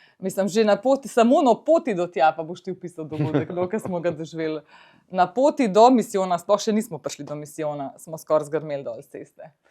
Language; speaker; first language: Slovenian; native; Slovenian